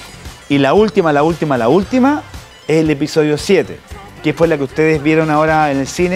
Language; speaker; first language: Spanish; native; Spanish